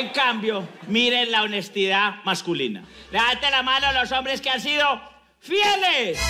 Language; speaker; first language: Spanish; native; Spanish